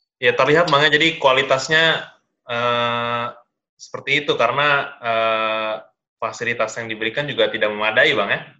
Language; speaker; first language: Indonesian; native; Indonesian